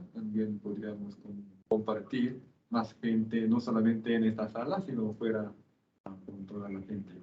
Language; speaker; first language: Spanish; non-native, fluent; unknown